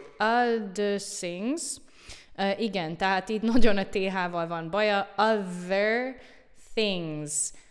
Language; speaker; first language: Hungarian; non-native, fluent; English